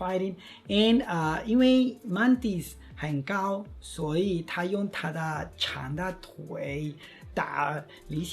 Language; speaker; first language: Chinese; non-native, fluent; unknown